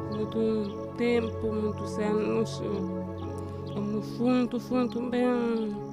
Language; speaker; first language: Portuguese; non-native, learner; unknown